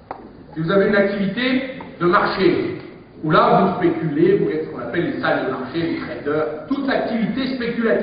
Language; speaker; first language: French; native; French